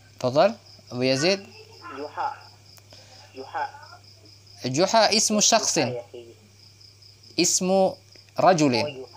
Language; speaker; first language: Arabic; non-native, fluent; Indonesian